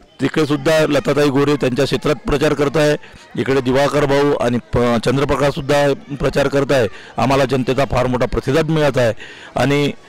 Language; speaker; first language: Marathi; native; Marathi